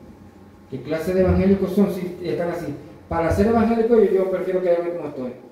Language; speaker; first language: Spanish; native; Spanish